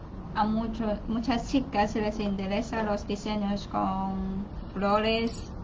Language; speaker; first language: Spanish; non-native, learner; Chinese